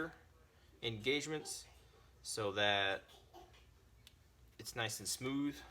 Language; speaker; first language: English; native; English